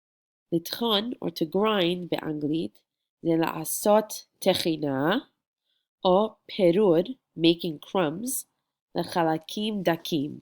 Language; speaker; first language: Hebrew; non-native, fluent; English